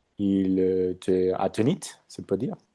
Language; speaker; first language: French; non-native, learner; Spanish